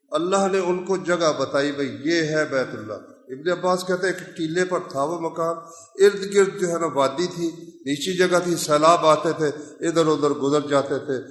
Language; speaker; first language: Urdu; non-native, local second language; Punjabi